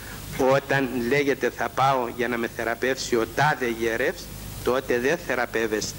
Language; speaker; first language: Greek; native; Greek